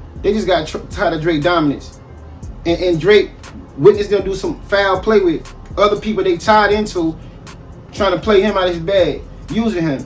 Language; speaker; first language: English; native; English